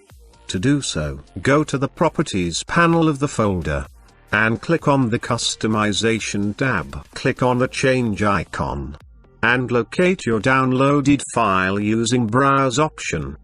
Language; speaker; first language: English; non-native, fluent; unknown